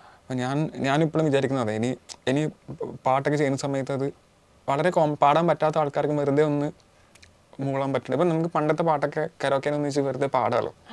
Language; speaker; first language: Malayalam; native; Malayalam